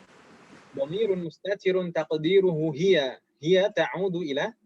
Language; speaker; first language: Arabic; non-native, fluent; Indonesian